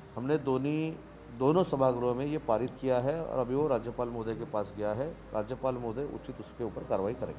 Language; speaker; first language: Hindi; non-native, local second language; Marathi